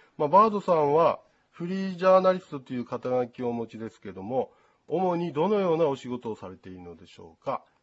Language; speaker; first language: Japanese; native; Japanese